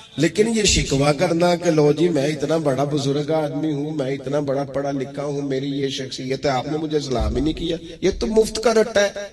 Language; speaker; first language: Urdu; non-native, local second language; Punjabi